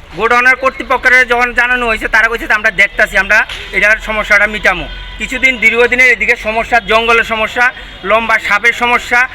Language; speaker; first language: Bangla; native; Bangla